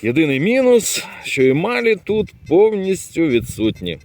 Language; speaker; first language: Ukrainian; native; Ukrainian